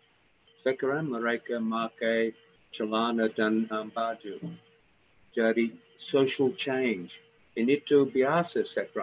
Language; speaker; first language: Indonesian; non-native, fluent; English